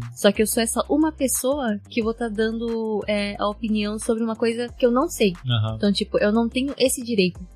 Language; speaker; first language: Portuguese; early bilingual, heritage; Japanese